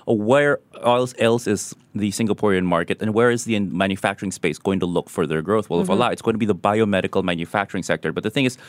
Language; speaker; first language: English; non-native, local second language; Filipino